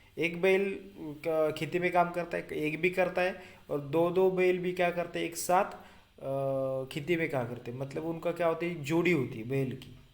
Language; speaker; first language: Hindi; non-native, local second language; Marathi